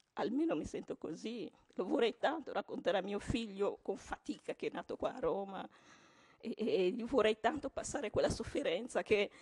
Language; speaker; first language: Italian; non-native, fluent; Kinyarwanda